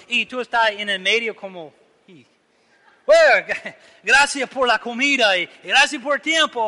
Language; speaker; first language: Spanish; non-native, learner; English